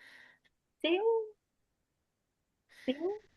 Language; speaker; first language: Spanish; non-native, learner; English